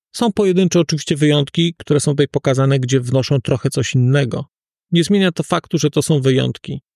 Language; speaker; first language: Polish; native; Polish